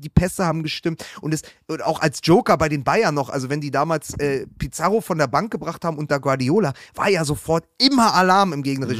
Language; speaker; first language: German; native; German